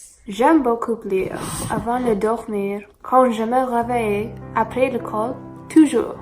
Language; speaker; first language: French; non-native, learner; English